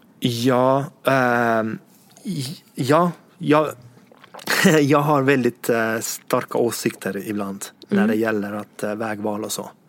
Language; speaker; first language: Swedish; non-native, fluent; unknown